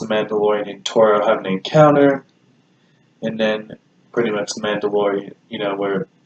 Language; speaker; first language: English; native; English